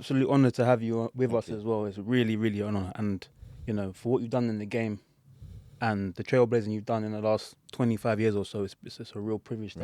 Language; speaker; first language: English; native; English